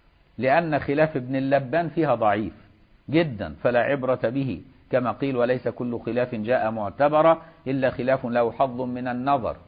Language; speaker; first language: Arabic; native; Arabic